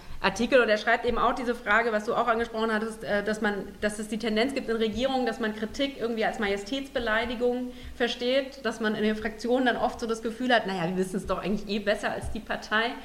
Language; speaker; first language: German; native; German